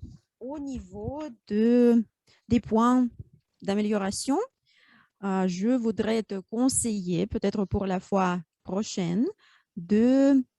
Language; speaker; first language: French; non-native, fluent; Russian